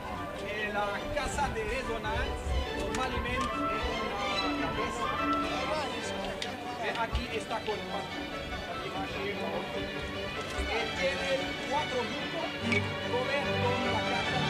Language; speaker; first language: Italian; non-native, learner; Spanish